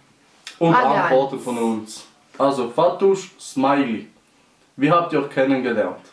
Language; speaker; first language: German; early bilingual, other home language; Albanian